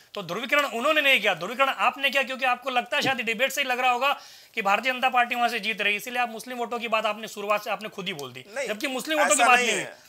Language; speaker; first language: Hindi; native; Hindi